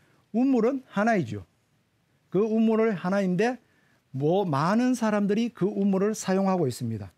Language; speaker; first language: Korean; native; Korean